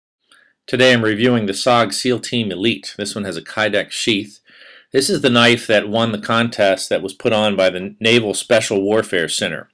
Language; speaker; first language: English; native; English